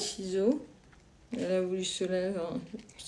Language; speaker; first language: French; native; French